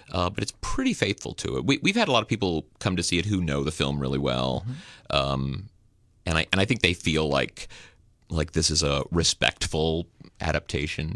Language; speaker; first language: English; native; English